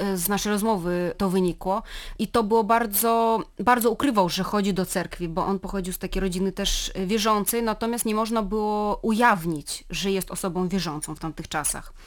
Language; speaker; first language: Polish; non-native, fluent; Russian